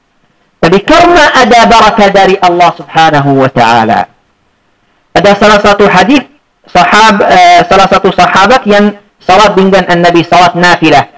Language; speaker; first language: Indonesian; non-native, fluent; Arabic